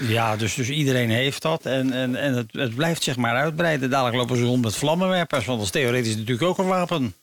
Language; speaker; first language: Dutch; native; Dutch